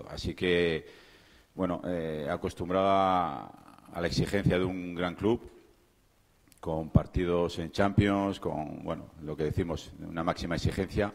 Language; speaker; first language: Spanish; native; Spanish